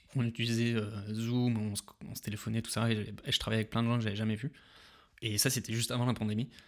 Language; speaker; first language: French; native; French